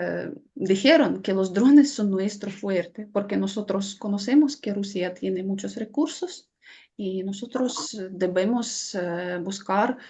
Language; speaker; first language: Spanish; non-native, fluent; Ukrainian